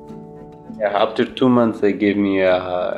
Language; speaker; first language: English; non-native, learner; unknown